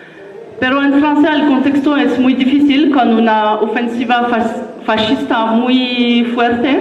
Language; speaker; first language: Spanish; non-native, learner; French